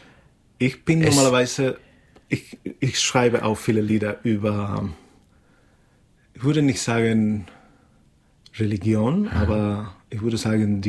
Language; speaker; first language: German; non-native, learner; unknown